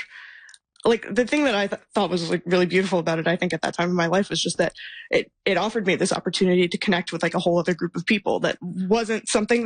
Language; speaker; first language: English; native; English